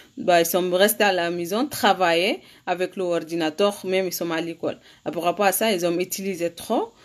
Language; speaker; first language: French; non-native, learner; Arabic